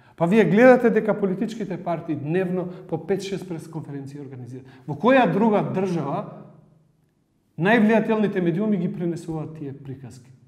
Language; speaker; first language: Macedonian; non-native, local second language; Albanian